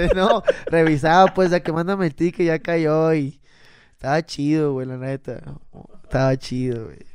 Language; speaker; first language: Spanish; native; Spanish